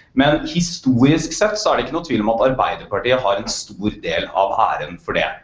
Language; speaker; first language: Norwegian; native; Norwegian